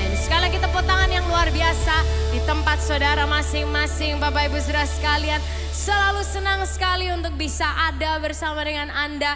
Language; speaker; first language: Indonesian; native; Indonesian